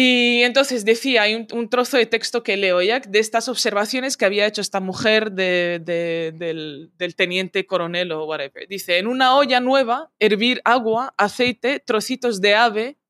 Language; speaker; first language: Spanish; early bilingual, other home language; Arabic